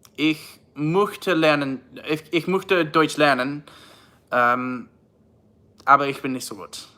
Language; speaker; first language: German; non-native, learner; English